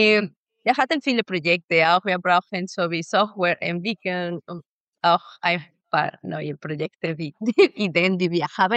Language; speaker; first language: German; non-native, fluent; Spanish